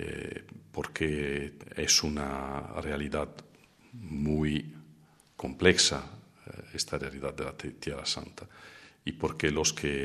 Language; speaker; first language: Spanish; non-native, fluent; Italian